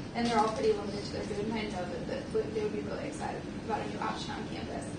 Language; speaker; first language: English; native; English